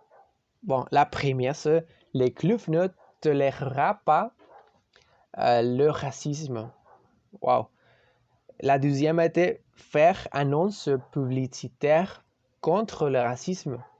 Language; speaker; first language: French; non-native, learner; Spanish